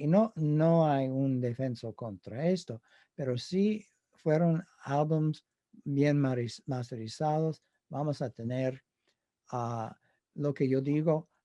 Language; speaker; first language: Spanish; non-native, fluent; English